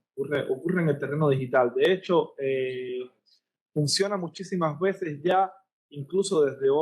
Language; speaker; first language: Spanish; native; Spanish